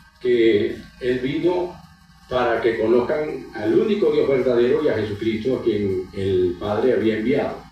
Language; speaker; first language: Spanish; native; Spanish